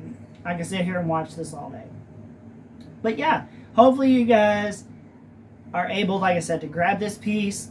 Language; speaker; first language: English; native; English